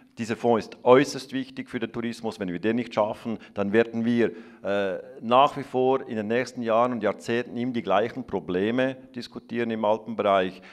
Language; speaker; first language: German; native; German